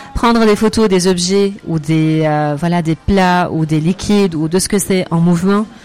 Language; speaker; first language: French; non-native, fluent; Arabic